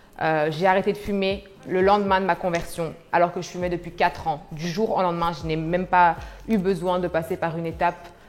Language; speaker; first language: French; early bilingual, other home language; Arabic